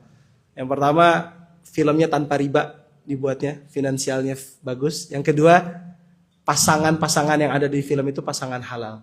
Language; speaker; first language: Indonesian; native; Indonesian